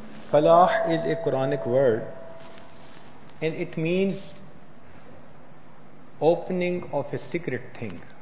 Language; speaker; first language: English; non-native, local second language; Urdu